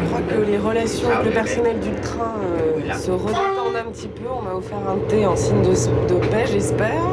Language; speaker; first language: French; native; French